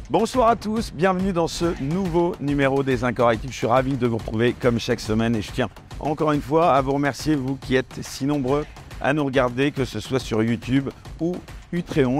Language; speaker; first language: French; native; French